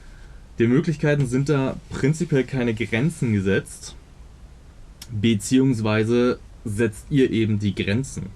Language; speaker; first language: German; native; German